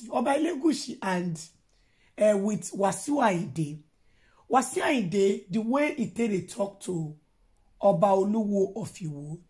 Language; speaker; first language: Nigerian Pidgin; non-native, local second language; Yoruba